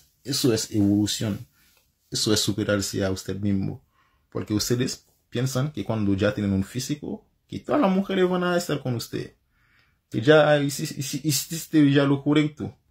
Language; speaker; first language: Spanish; non-native, fluent; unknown